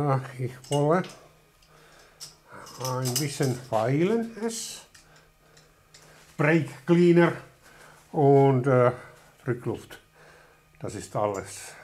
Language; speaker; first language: German; non-native, learner; Finnish